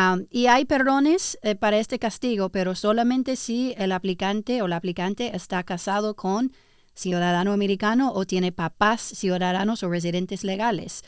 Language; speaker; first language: Spanish; early bilingual, heritage; English